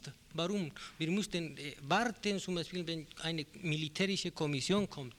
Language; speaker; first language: German; non-native, learner; Spanish